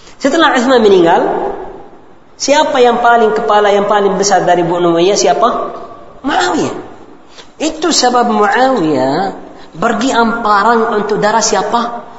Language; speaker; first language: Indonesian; non-native, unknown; Arabic